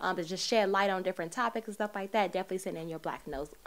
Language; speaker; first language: English; native; English